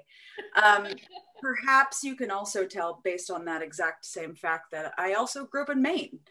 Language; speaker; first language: English; native; English